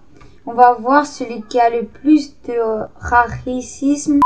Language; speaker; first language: French; native; French